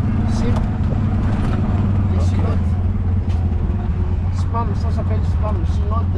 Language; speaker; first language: French; non-native, local second language; Malagasy